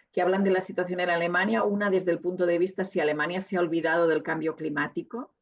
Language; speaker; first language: Spanish; non-native, local second language; Catalan